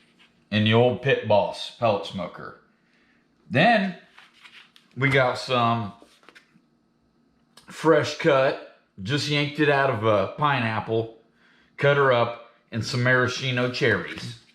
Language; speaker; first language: English; native; English